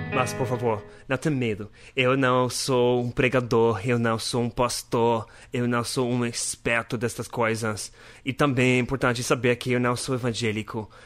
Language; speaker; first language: Portuguese; non-native, fluent; English